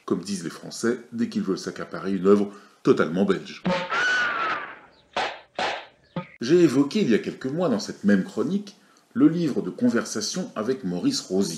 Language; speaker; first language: French; native; French